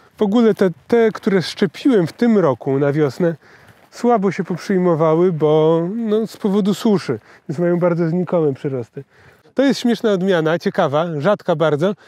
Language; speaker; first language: Polish; native; Polish